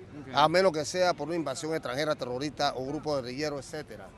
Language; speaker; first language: Spanish; native; Spanish